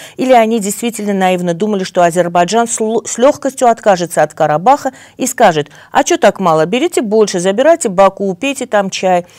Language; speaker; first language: Russian; non-native, local second language; Armenian